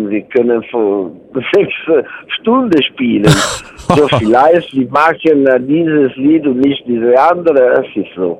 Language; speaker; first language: German; non-native, learner; Italian